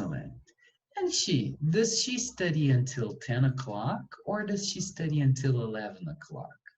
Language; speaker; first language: English; non-native, fluent; Portuguese